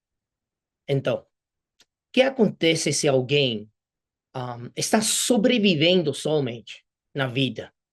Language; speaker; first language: Portuguese; non-native, fluent; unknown